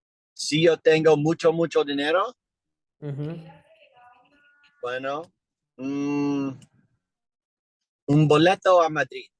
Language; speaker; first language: Spanish; non-native, learner; English